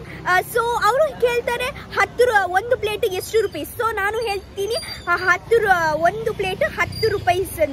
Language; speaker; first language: Kannada; non-native, local second language; Tulu